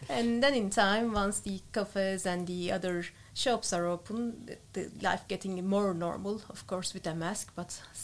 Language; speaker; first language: English; non-native, fluent; Turkish